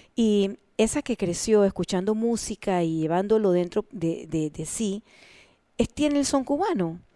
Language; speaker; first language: Spanish; native; Spanish